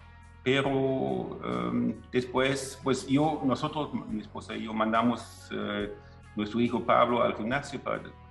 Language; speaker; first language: Spanish; non-native, fluent; German